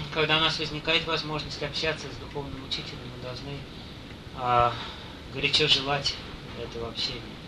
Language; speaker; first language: Russian; native; Russian